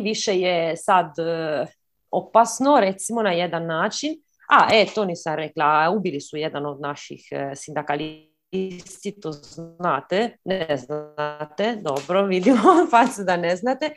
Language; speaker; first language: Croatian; early bilingual, heritage; Croatian